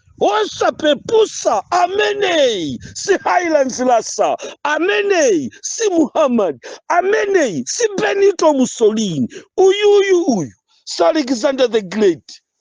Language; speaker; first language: Nyanja; non-native, local second language; Yao